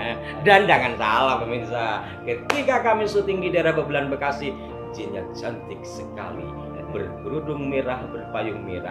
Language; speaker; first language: Indonesian; native; Indonesian